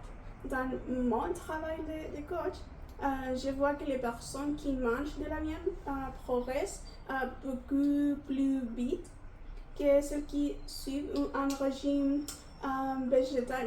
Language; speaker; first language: French; non-native, learner; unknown